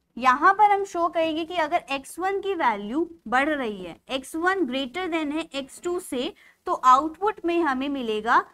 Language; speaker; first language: Hindi; native; Hindi